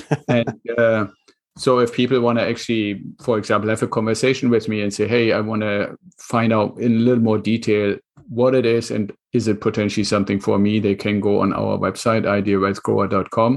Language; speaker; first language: English; non-native, fluent; German